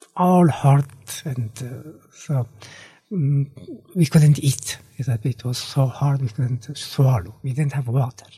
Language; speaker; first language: English; non-native, fluent; Persian